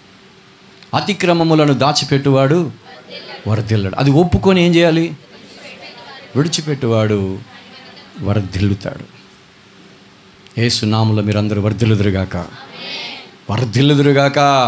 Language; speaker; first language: Telugu; native; Telugu